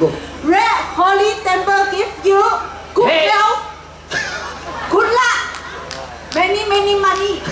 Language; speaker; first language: English; non-native, local second language; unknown